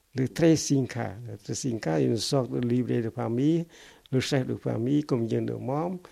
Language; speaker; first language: French; non-native, fluent; Khmer